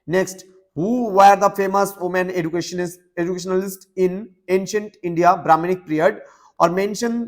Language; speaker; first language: English; non-native, local second language; Bangla